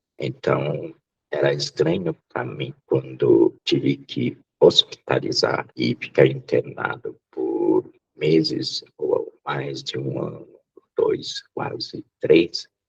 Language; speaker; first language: Portuguese; non-native, local second language; Japanese